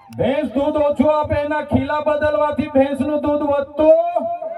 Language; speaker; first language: Gujarati; non-native, local second language; Vasavi